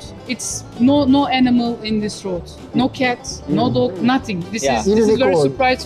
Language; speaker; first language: English; non-native, learner; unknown